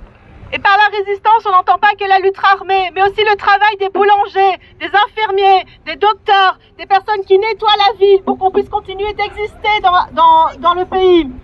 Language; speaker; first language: French; native; French